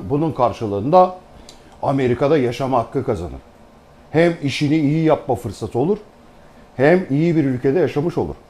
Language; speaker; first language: Turkish; native; Turkish